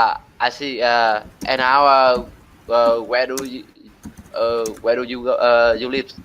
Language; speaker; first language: English; non-native, learner; Vietnamese